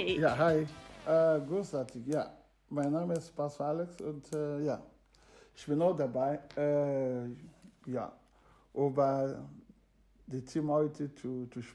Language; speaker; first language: German; non-native, fluent; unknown